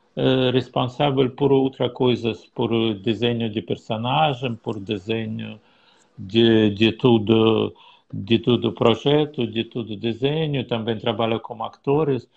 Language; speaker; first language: Portuguese; non-native, learner; Russian